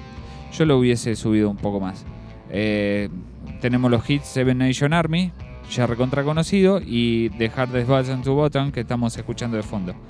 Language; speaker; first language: Spanish; native; Spanish